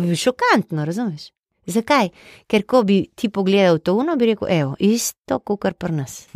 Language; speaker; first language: Slovenian; native; Slovenian